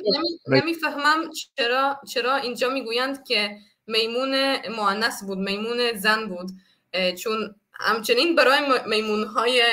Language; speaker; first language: Persian; non-native, fluent; Hebrew